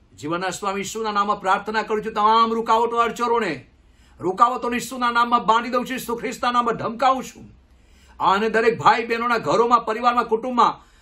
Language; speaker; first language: Gujarati; non-native, local second language; Gamit